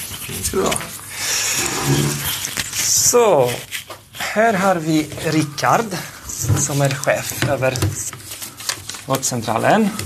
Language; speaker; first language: Swedish; non-native, fluent; Polish